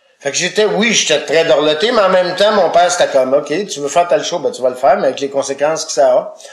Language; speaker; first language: French; native; French